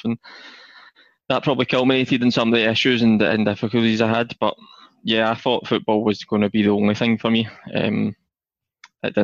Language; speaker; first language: English; native; English